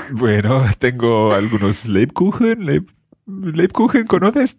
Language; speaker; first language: Spanish; non-native, fluent; English